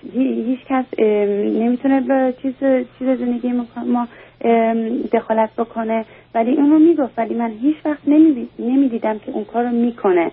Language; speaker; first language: Persian; early bilingual, heritage; Persian